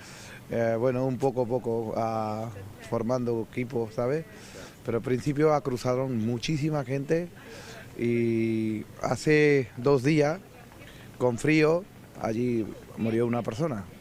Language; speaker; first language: Spanish; non-native, learner; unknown